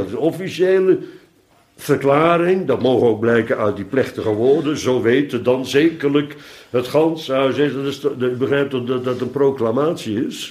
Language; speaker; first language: Dutch; native; Dutch